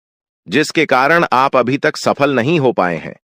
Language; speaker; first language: Hindi; non-native, local second language; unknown